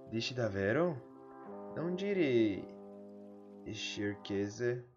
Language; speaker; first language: Italian; non-native, learner; Portuguese